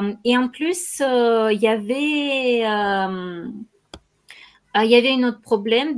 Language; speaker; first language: French; non-native, fluent; Ukrainian